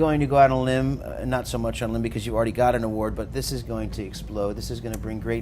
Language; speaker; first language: English; native; English